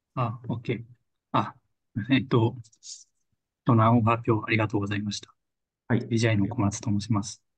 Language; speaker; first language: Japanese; native; Japanese